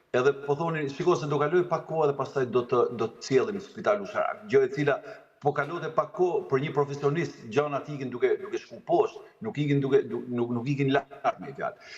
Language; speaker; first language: Albanian; native; Albanian